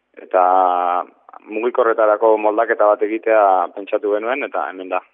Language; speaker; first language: Basque; native; Basque